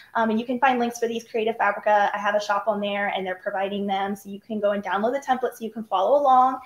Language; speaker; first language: English; native; English